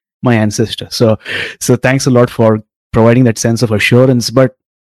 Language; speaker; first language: English; non-native, local second language; Tamil